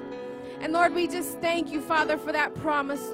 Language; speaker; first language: English; native; English